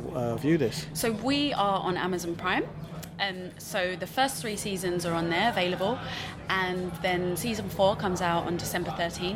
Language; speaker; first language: English; native; English